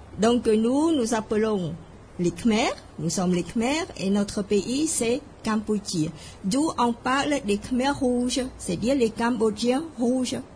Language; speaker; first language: French; non-native, fluent; Khmer